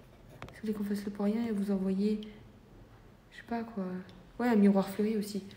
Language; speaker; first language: French; native; French